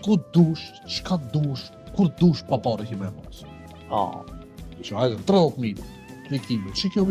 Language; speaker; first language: Albanian; native; Albanian